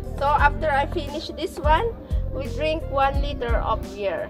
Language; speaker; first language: English; non-native, local second language; Filipino